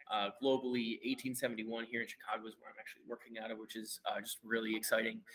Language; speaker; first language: English; native; English